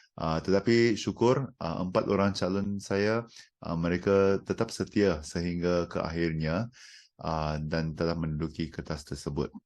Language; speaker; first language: Malay; non-native, local second language; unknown